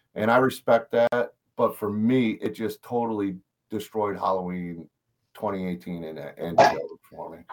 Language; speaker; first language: English; native; English